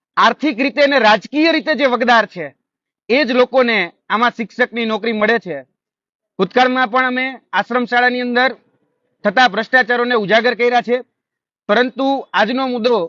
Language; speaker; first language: Gujarati; native; Gujarati